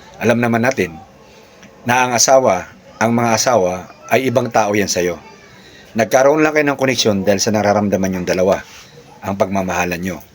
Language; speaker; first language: Filipino; native; Filipino